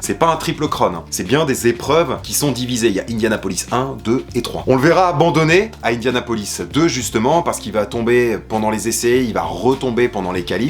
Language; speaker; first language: French; native; French